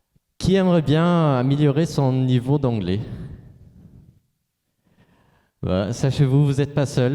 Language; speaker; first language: French; non-native, fluent; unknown